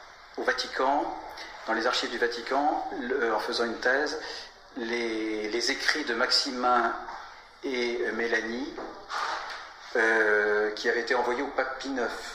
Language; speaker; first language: French; native; French